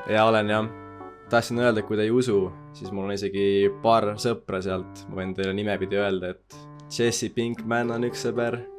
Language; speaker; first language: Estonian; native; Estonian